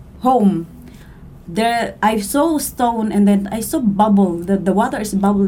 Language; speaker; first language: English; non-native, local second language; Cebuano